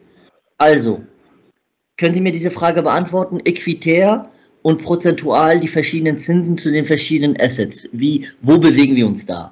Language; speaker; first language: German; native; German